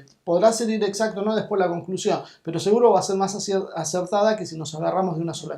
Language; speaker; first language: Spanish; native; Spanish